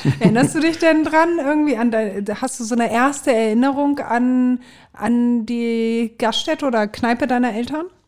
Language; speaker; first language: German; native; German